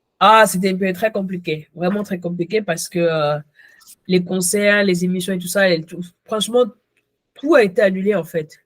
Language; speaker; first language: French; early bilingual, other home language; Ghomala